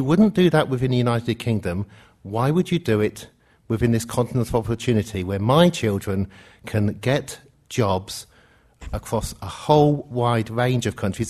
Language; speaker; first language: English; native; English